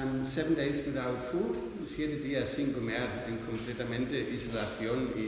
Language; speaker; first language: Spanish; non-native, learner; Dutch